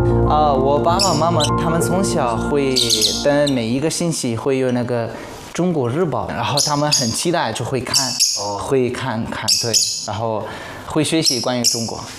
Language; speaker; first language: Chinese; non-native, fluent; Arabic